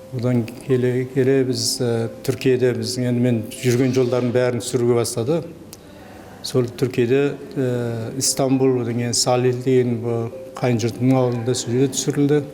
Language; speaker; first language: Kazakh; early bilingual, heritage; Kazakh